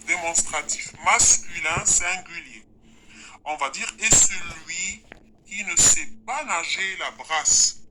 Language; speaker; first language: French; non-native, local second language; Arabic